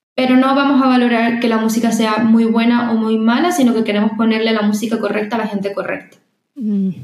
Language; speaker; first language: Spanish; native; Spanish